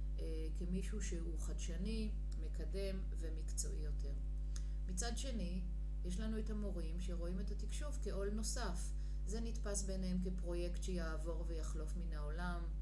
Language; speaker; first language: Hebrew; native; Hebrew